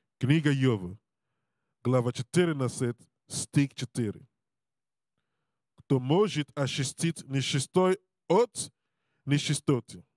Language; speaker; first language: Russian; non-native, learner; English